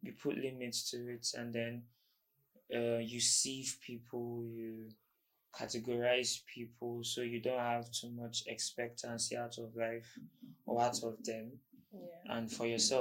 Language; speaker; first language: English; non-native, local second language; Igbo